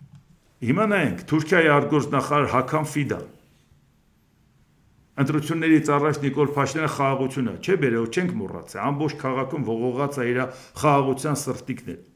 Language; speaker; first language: Armenian; native; Armenian